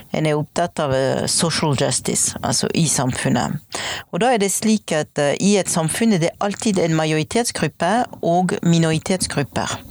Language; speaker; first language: Norwegian; non-native, fluent; French